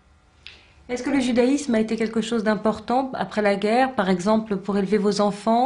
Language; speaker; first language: French; native; French